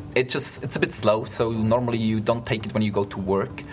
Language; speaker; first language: English; non-native, fluent; German